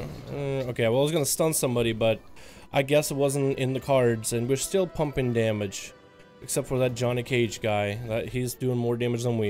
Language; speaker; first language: English; native; English